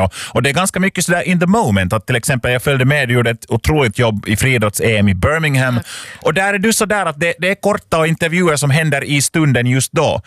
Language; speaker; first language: Swedish; native; Swedish